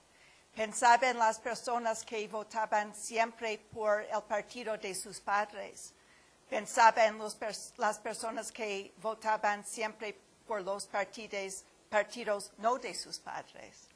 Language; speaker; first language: Spanish; non-native, fluent; English